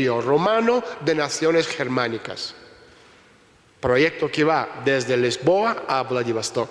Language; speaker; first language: Spanish; non-native, fluent; Russian